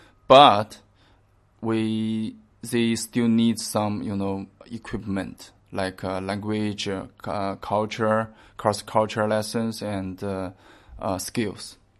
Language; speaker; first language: English; non-native, fluent; Chinese